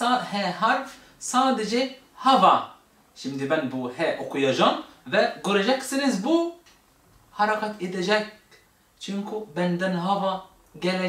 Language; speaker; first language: Turkish; non-native, fluent; Arabic